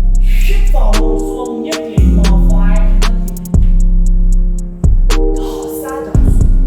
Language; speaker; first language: Vietnamese; non-native, learner; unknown